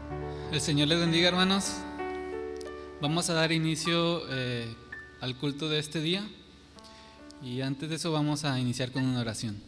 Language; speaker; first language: Spanish; native; Spanish